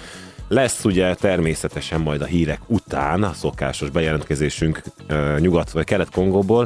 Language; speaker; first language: Hungarian; native; Hungarian